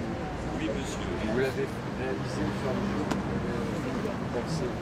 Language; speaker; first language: French; native; French